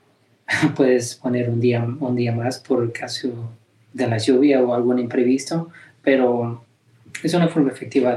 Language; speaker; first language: Spanish; early bilingual, heritage; Spanish